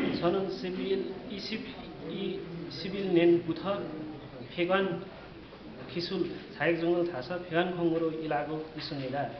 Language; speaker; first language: Korean; non-native, learner; Nepali